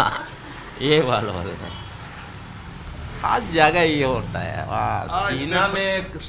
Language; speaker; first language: Hindi; non-native, local second language; Chinese